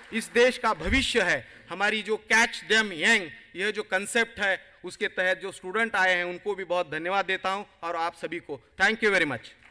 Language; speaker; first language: Hindi; non-native, local second language; Marathi